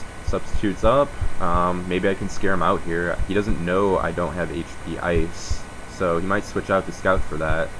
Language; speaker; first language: English; native; English